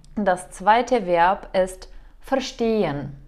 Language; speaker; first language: German; non-native, fluent; Czech